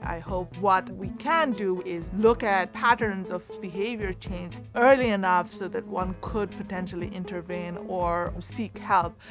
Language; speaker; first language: English; non-native, local second language; Bangla